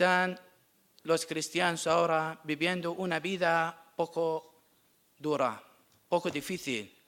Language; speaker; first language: Spanish; non-native, learner; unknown